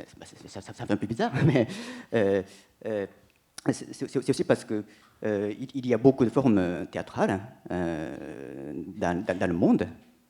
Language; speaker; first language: French; non-native, fluent; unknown